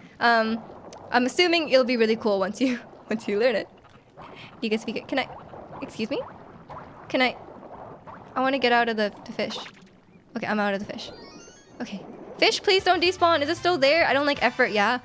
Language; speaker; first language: English; native; English